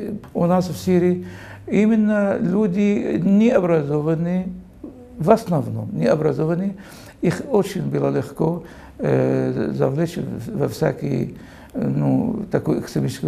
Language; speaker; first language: Russian; non-native, fluent; Arabic